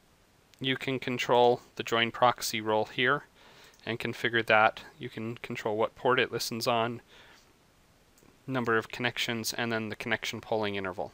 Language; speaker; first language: English; native; English